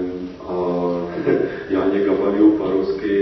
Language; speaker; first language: Russian; non-native, learner; Czech